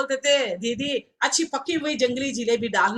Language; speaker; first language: Hindi; non-native, local second language; Telugu